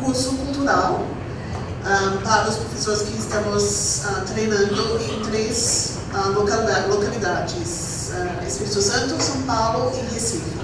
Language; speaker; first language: Portuguese; non-native, fluent; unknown